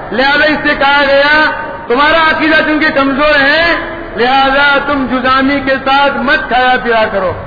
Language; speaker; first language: Urdu; non-native, local second language; Konkani